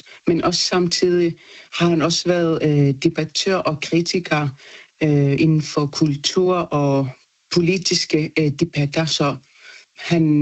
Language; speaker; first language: Danish; non-native, local second language; Kalaallisut